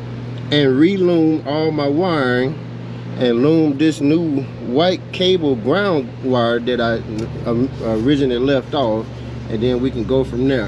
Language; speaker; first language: English; native; English